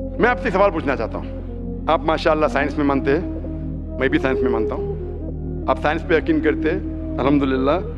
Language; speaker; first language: Hindi; non-native, local second language; Urdu